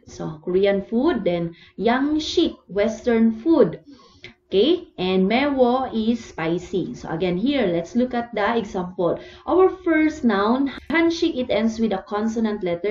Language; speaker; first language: English; non-native, local second language; Cebuano